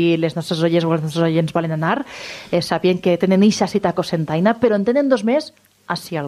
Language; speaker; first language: Catalan; native; Catalan